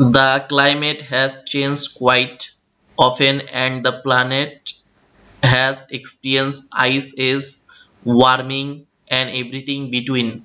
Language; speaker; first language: English; non-native, local second language; Bangla